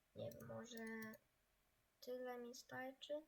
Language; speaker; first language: Polish; native; Polish